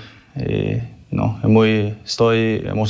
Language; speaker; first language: Spanish; non-native, fluent; English